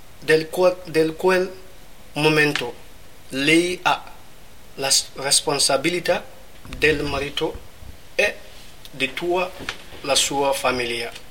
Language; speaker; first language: Italian; non-native, learner; Fula